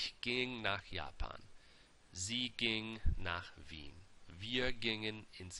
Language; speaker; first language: German; non-native, fluent; English